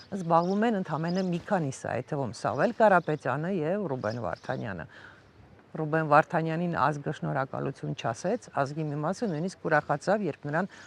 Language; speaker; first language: Armenian; native; Armenian